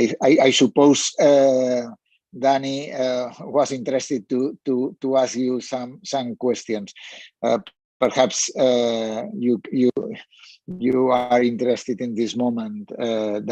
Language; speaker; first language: English; non-native, learner; Spanish